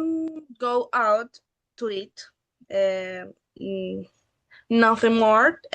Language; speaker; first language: English; non-native, learner; Spanish